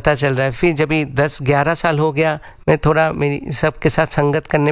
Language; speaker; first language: Hindi; non-native, local second language; Bangla